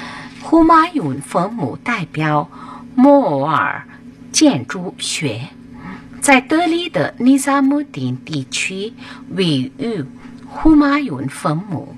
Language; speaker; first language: Chinese; non-native, fluent; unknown